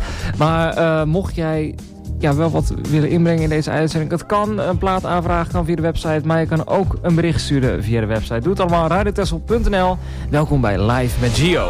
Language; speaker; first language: Dutch; native; Dutch